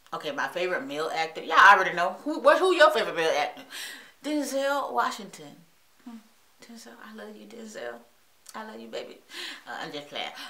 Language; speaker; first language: English; native; English